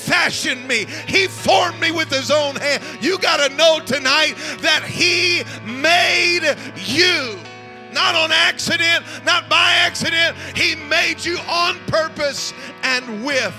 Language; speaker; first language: English; native; English